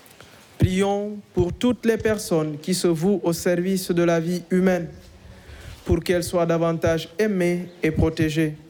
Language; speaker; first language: French; native; French